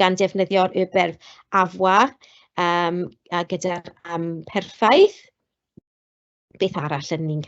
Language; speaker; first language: Welsh; non-native, local second language; English